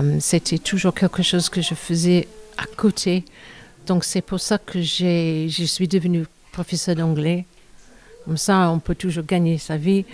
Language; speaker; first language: French; non-native, fluent; English